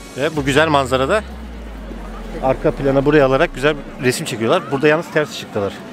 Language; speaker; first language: Turkish; native; Turkish